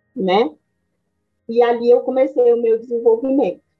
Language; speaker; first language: Portuguese; native; Portuguese